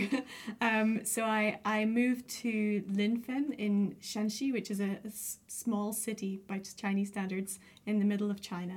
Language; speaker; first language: English; native; English